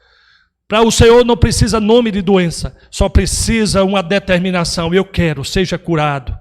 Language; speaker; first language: Portuguese; native; Portuguese